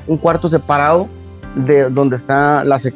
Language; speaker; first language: Spanish; native; Spanish